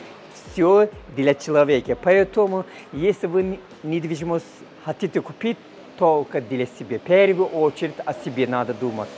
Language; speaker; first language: Russian; non-native, learner; Turkish